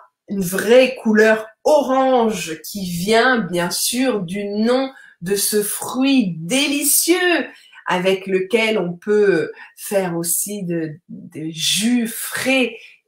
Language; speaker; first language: French; native; French